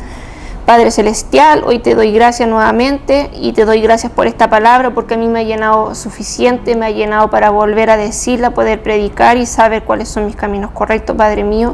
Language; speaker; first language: Spanish; native; Spanish